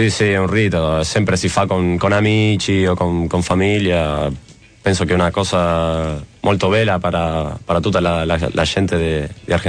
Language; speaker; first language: Italian; non-native, fluent; Spanish